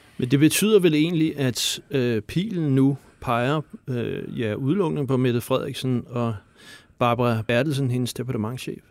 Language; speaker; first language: Danish; native; Danish